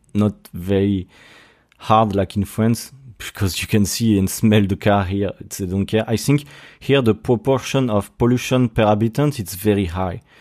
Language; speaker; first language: English; non-native, fluent; French